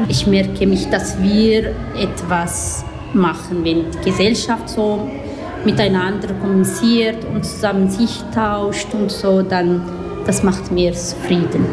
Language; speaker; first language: German; non-native, learner; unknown